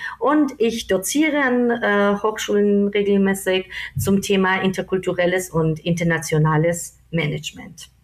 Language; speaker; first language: German; non-native, fluent; Georgian